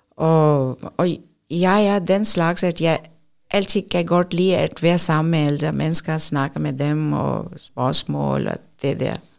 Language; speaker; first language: Danish; non-native, fluent; Urdu